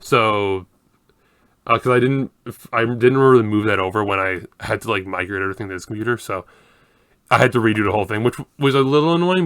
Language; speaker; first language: English; native; English